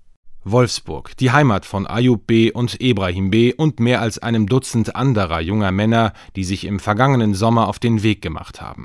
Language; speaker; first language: German; native; German